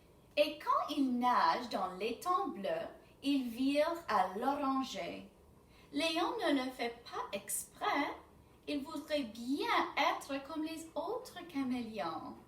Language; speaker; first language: French; non-native, fluent; English